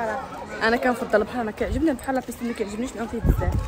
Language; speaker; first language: Arabic; native; Arabic